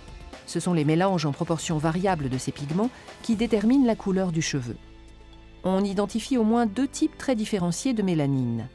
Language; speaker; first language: French; native; French